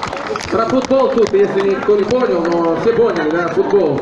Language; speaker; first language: Russian; non-native, fluent; Italian